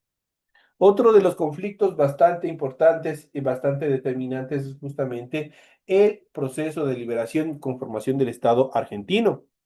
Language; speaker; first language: Spanish; native; Spanish